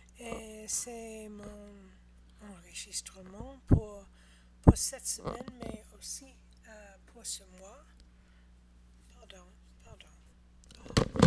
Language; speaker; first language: French; non-native, learner; English